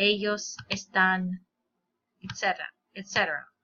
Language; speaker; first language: Spanish; non-native, fluent; English